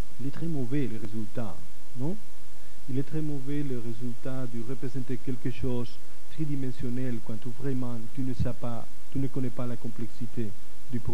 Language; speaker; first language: French; non-native, fluent; Catalan